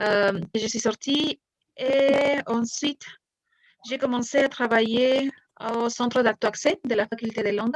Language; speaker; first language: French; non-native, fluent; Spanish